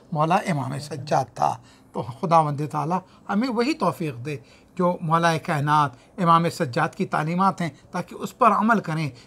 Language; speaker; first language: Urdu; native; Urdu